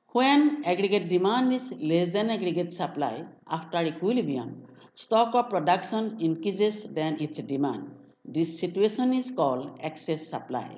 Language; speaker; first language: English; non-native, local second language; Assamese